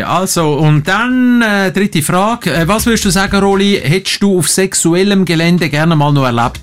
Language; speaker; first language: German; native; German